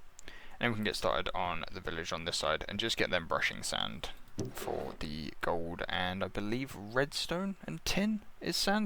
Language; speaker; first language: English; native; English